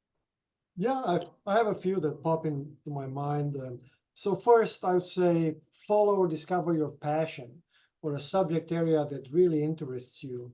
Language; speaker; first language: English; non-native, fluent; Romanian